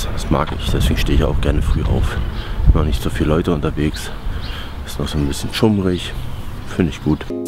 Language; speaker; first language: German; native; German